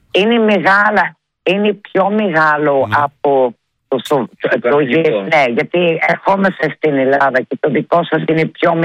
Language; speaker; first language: Greek; early bilingual, heritage; Greek